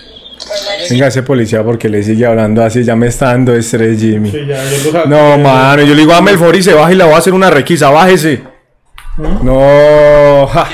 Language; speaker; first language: Spanish; native; Spanish